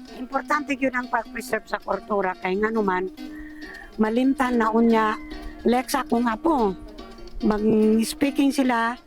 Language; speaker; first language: Cebuano; non-native, local second language; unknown